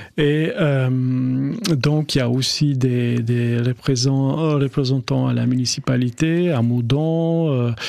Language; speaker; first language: French; non-native, fluent; Albanian